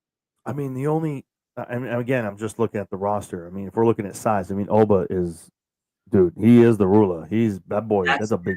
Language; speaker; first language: English; native; English